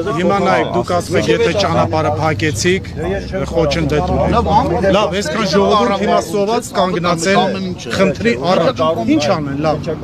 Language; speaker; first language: Armenian; native; Armenian